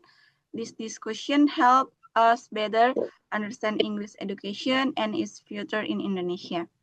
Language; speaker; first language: English; non-native, learner; Indonesian